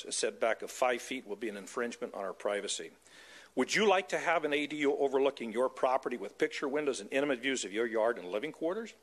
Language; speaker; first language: English; native; English